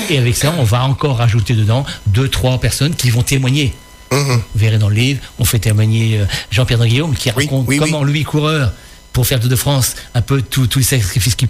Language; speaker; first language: French; native; French